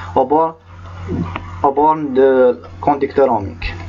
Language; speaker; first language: French; non-native, local second language; Arabic